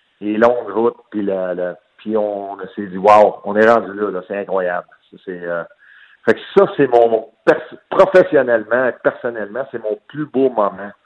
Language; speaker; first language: French; native; French